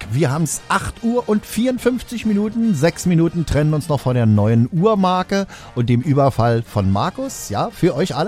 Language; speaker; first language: German; native; German